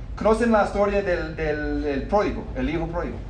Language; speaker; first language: Spanish; non-native, fluent; English